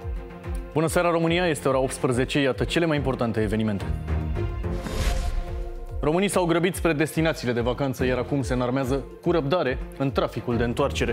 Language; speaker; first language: Romanian; native; Romanian